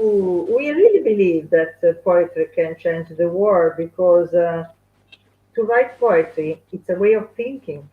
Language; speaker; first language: English; non-native, fluent; Italian